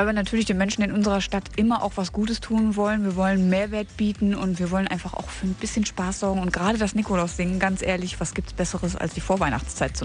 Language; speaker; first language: German; native; German